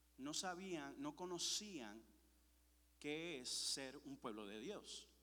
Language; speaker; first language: Spanish; early bilingual, heritage; Spanish